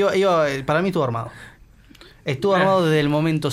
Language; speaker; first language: Spanish; native; Spanish